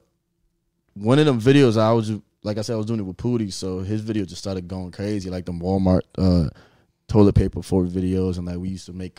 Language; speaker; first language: English; native; English